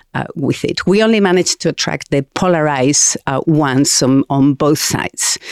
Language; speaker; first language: English; non-native, fluent; Spanish